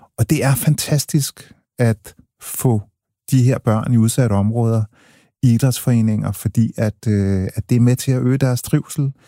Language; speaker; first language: Danish; early bilingual, other home language; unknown